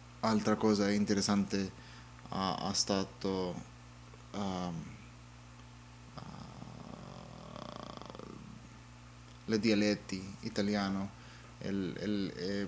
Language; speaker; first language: Italian; non-native, learner; English